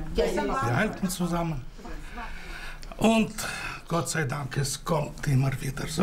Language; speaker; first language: German; non-native, fluent; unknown